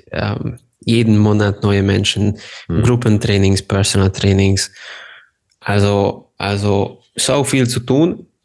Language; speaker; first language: German; non-native, fluent; Hungarian